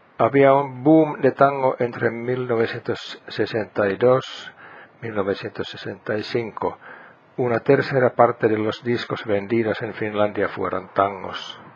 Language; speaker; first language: Spanish; non-native, fluent; Finnish